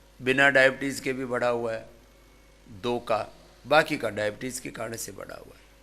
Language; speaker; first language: Hindi; native; Hindi